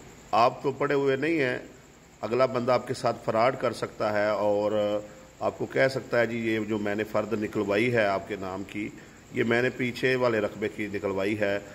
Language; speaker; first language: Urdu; non-native, local second language; Punjabi